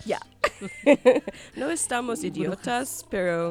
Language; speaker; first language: Spanish; non-native, learner; English